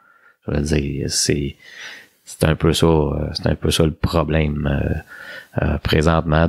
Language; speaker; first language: French; native; French